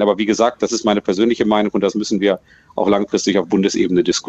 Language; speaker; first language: German; native; German